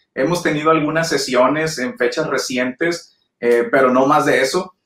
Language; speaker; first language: Spanish; native; Spanish